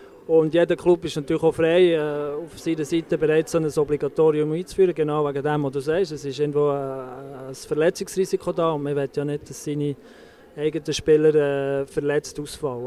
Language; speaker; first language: German; native; German